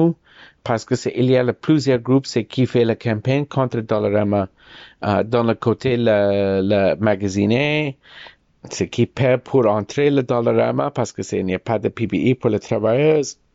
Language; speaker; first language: French; non-native, learner; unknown